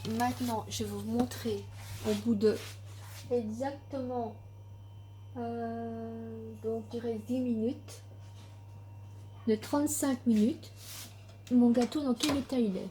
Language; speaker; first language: French; native; French